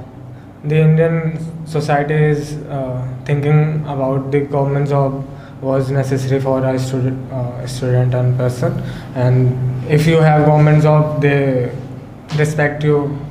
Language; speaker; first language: English; non-native, learner; Hindi